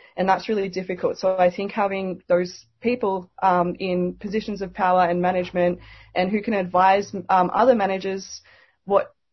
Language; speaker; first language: English; native; English